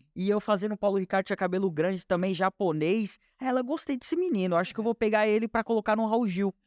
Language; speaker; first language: Portuguese; native; Portuguese